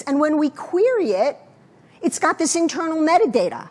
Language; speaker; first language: English; native; English